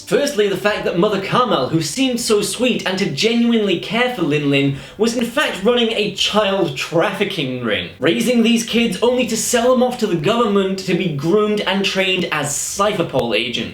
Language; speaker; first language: English; native; English